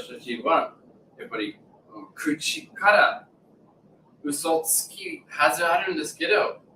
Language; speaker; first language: Japanese; non-native, learner; English